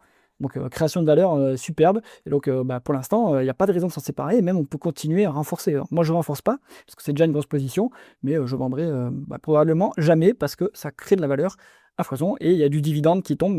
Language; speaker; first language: French; native; French